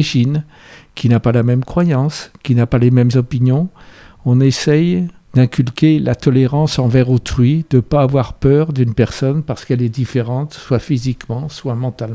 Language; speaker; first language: French; native; French